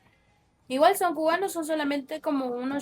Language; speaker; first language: Spanish; native; Spanish